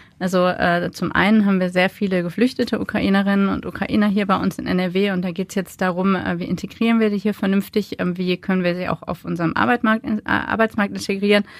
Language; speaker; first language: German; native; German